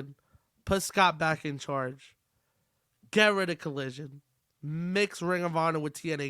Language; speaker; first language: English; native; English